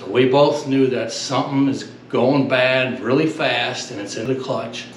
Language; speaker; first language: English; native; English